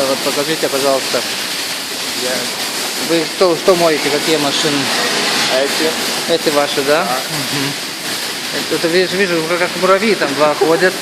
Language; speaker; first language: Russian; non-native, fluent; Lithuanian